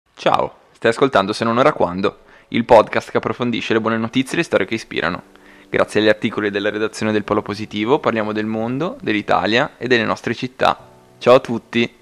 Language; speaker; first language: Italian; native; Italian